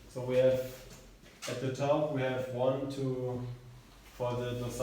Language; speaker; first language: English; non-native, learner; German